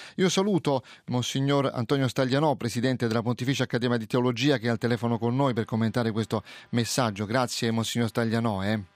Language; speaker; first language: Italian; native; Italian